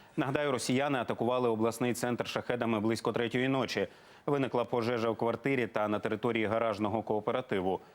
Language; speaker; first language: Ukrainian; native; Ukrainian